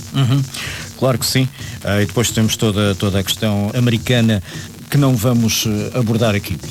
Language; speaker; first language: Portuguese; native; Portuguese